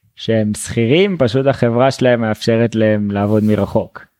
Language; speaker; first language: Hebrew; native; Hebrew